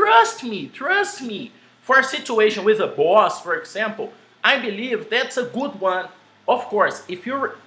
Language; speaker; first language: English; non-native, fluent; Portuguese